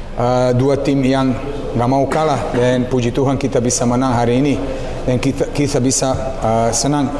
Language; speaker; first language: Indonesian; non-native, learner; Serbian